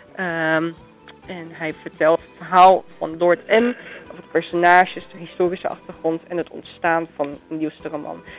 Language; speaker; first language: Dutch; native; Dutch